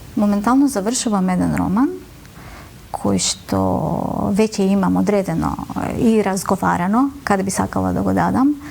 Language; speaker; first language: Macedonian; native; Macedonian